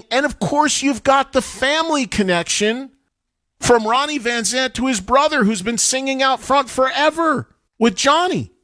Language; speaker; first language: English; native; English